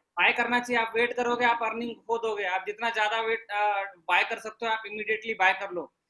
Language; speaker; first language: Hindi; native; Hindi